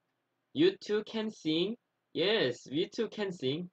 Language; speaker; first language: English; non-native, learner; Korean